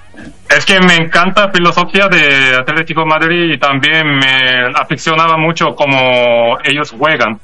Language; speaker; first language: Spanish; non-native, fluent; Korean